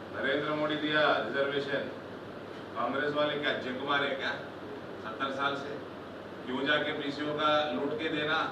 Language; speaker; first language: Hindi; non-native, local second language; Telugu